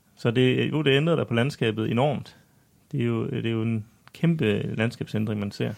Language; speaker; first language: Danish; native; Danish